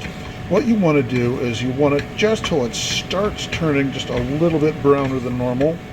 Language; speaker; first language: English; native; English